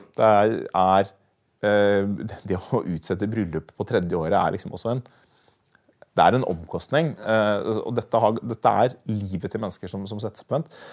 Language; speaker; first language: Norwegian; native; Norwegian